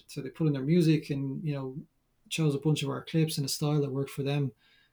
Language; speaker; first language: English; native; English